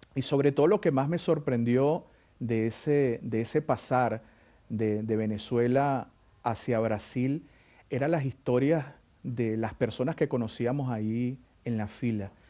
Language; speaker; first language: Spanish; native; Spanish